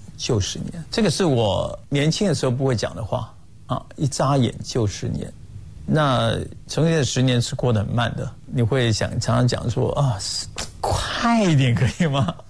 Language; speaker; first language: Chinese; non-native, local second language; Cantonese